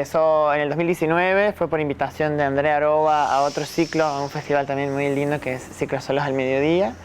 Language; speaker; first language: Spanish; native; Spanish